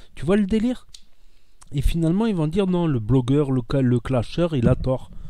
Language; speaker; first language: French; native; French